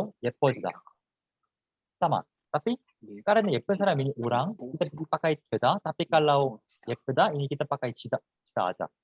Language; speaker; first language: Indonesian; non-native, fluent; Korean